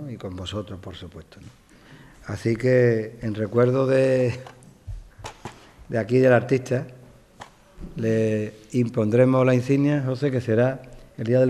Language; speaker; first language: Spanish; native; Spanish